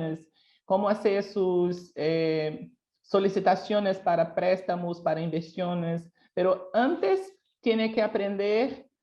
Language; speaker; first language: Spanish; non-native, local second language; Portuguese